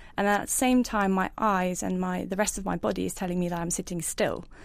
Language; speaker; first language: English; non-native, fluent; Norwegian